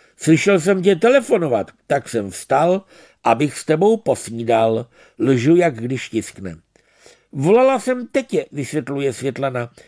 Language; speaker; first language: Czech; native; Czech